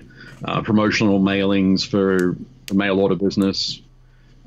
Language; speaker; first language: English; native; English